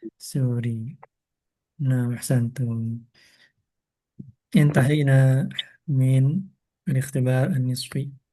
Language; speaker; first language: Arabic; non-native, fluent; Indonesian